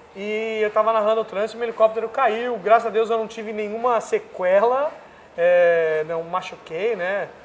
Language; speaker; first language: Portuguese; native; Portuguese